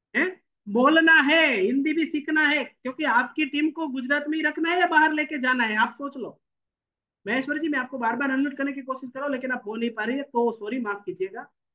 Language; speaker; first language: Hindi; non-native, local second language; Gujarati